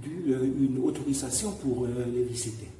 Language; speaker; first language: French; non-native, fluent; German